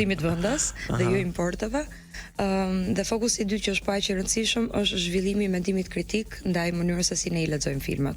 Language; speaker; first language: Albanian; native; Albanian